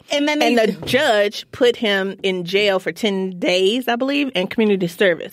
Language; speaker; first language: English; native; English